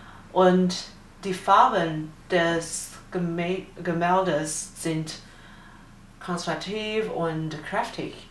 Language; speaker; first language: German; non-native, learner; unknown